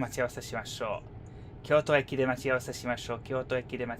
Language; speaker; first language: Japanese; non-native, learner; English